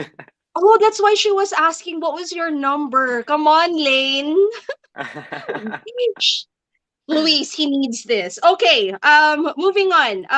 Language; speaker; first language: English; non-native, local second language; Filipino